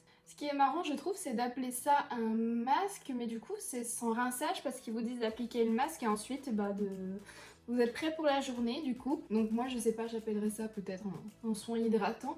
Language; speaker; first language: French; native; French